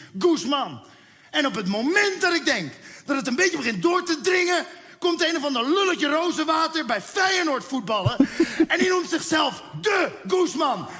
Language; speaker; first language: Dutch; early bilingual, other home language; Spanish